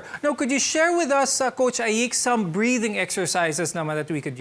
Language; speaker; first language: English; non-native, local second language; Filipino